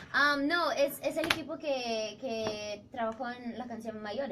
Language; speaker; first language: Spanish; early bilingual, heritage; English